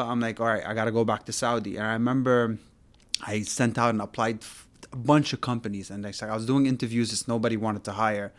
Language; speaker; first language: English; non-native, fluent; Arabic